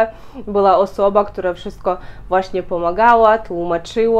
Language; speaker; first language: Polish; non-native, fluent; Ukrainian